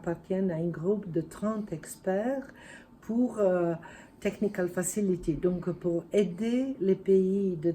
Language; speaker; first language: French; non-native, fluent; Serbian